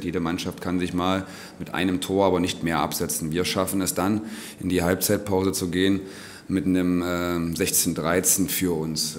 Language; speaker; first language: German; native; German